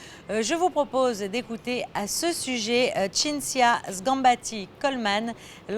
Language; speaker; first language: French; native; French